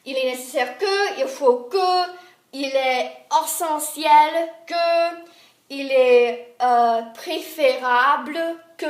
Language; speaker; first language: French; non-native, fluent; English